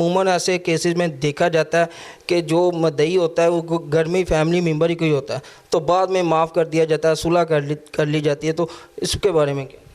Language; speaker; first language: Urdu; non-native, local second language; Punjabi